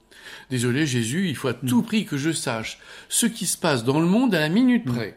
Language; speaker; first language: French; native; French